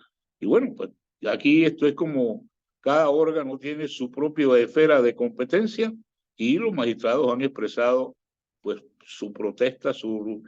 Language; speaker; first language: Spanish; native; Spanish